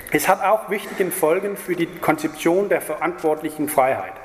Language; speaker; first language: German; non-native, fluent; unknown